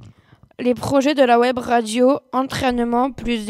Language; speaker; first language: French; native; French